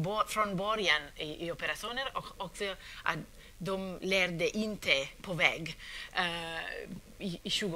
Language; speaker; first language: Swedish; non-native, fluent; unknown